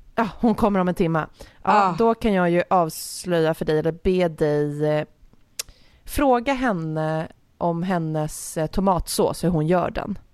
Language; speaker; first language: Swedish; native; Swedish